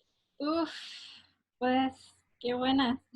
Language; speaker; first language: Spanish; non-native, fluent; English